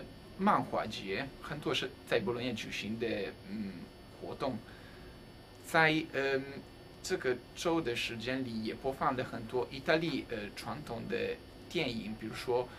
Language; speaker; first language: Chinese; non-native, fluent; Italian